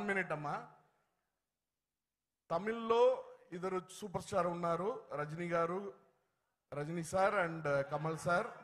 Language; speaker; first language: Telugu; non-native, learner; Tamil